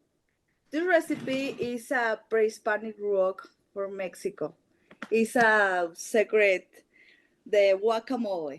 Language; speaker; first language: English; non-native, learner; Spanish